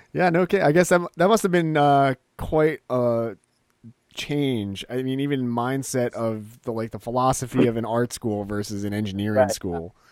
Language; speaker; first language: English; native; English